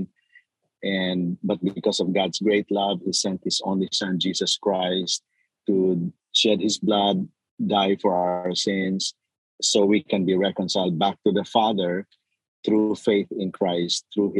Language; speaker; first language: English; non-native, local second language; Cebuano